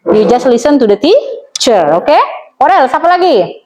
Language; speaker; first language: English; non-native, learner; Indonesian